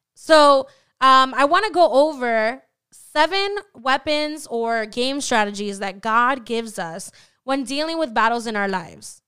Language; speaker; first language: English; native; English